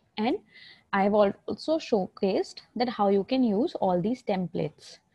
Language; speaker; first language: English; non-native, local second language; Hindi